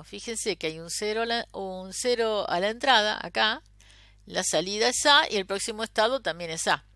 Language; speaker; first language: Spanish; native; Spanish